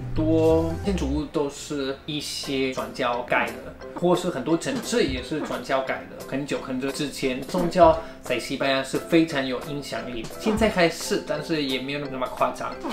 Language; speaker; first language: Chinese; non-native, fluent; Spanish